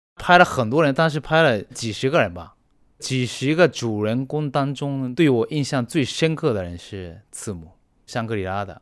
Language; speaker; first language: Chinese; non-native, fluent; Japanese